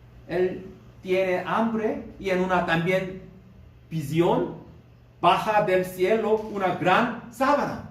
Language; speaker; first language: Spanish; non-native, learner; Korean